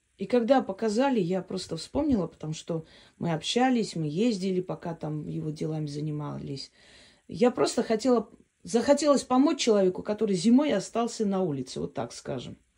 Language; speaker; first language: Russian; non-native, local second language; Armenian